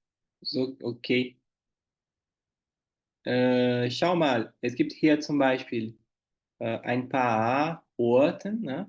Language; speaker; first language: German; non-native, learner; Portuguese